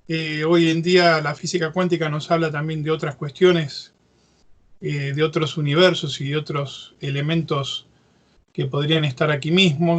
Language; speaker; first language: Spanish; native; Spanish